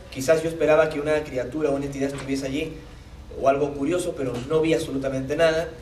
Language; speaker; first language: Spanish; native; Spanish